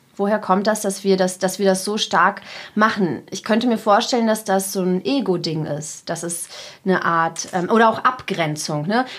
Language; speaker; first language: German; early bilingual, other home language; Russian